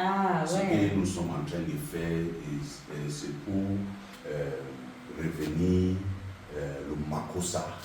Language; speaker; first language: French; non-native, local second language; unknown